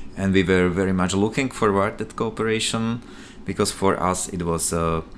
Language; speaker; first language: English; non-native, fluent; Slovak